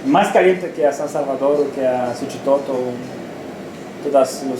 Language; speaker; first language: Spanish; non-native, learner; Romanian